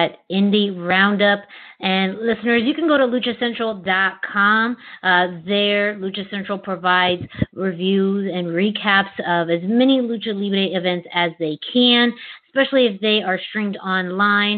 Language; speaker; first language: English; non-native, fluent; Spanish